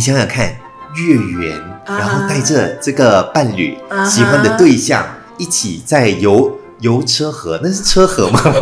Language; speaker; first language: Chinese; native; Chinese